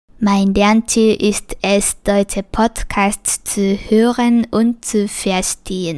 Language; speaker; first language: German; non-native, fluent; Japanese